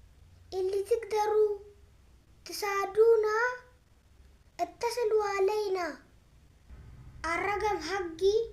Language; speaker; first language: Arabic; non-native, learner; Amharic